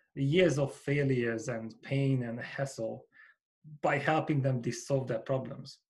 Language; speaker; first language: English; non-native, fluent; Hungarian